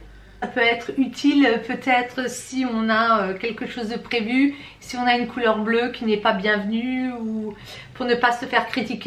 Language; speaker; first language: French; native; French